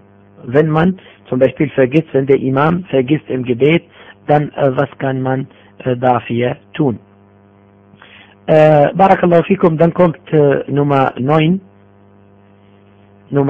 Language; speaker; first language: German; non-native, fluent; Arabic